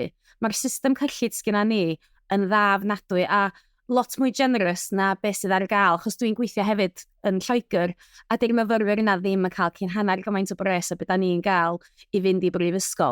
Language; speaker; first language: Welsh; native; Welsh